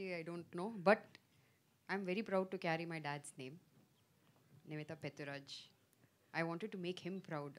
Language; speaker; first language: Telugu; non-native, fluent; Tamil